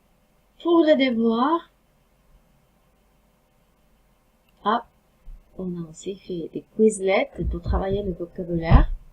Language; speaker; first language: French; non-native, fluent; Norwegian